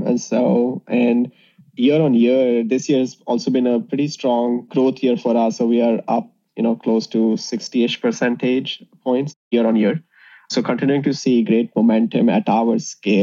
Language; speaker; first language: English; non-native, local second language; Hindi